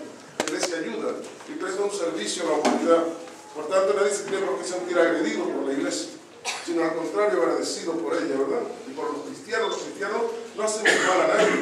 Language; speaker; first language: Spanish; native; Spanish